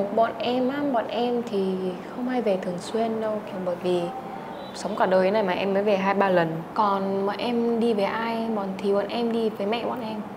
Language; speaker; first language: Vietnamese; early bilingual, heritage; Czech